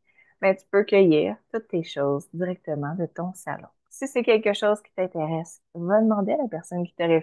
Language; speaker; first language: French; native; French